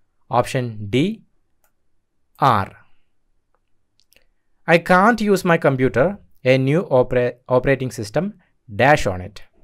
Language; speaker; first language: English; non-native, local second language; Malayalam